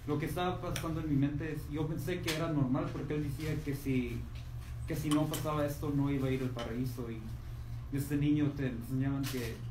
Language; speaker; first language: Spanish; early bilingual, heritage; Spanish